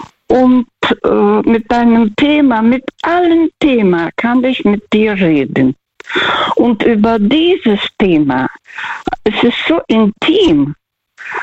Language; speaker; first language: German; non-native, fluent; Russian